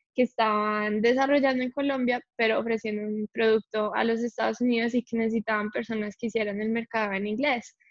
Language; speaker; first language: Spanish; early bilingual, heritage; English